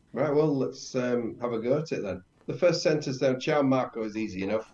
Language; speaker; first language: English; native; English